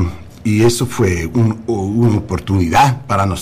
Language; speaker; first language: Spanish; non-native, learner; English